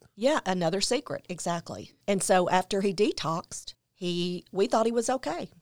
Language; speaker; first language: English; native; English